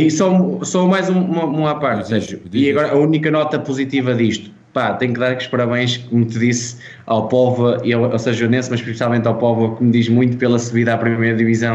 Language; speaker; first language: Portuguese; native; Portuguese